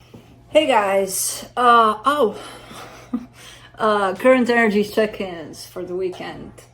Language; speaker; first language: English; native; English